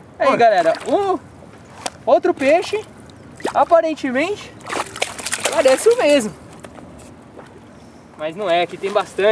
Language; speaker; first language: Portuguese; native; Portuguese